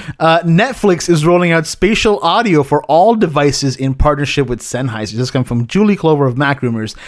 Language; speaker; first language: English; early bilingual, other home language; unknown